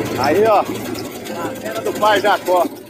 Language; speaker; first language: Portuguese; native; Portuguese